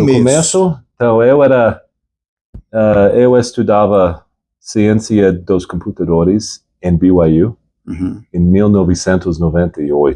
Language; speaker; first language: Portuguese; non-native, fluent; English